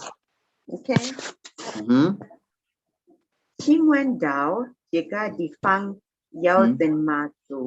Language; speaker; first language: Chinese; non-native, learner; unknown